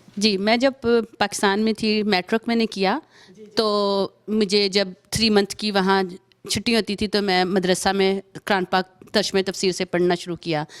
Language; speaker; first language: Urdu; native; Urdu